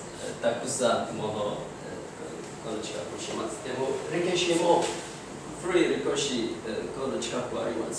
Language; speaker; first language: Japanese; non-native, learner; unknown